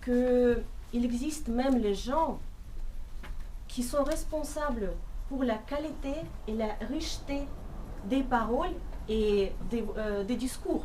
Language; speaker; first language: French; non-native, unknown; Russian